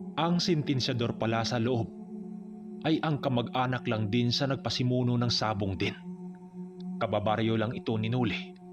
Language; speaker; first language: Filipino; non-native, local second language; Cebuano